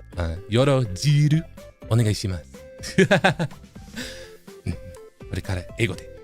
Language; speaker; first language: Japanese; non-native, learner; English